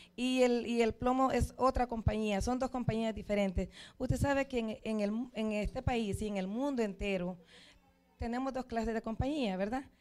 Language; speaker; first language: Spanish; native; Spanish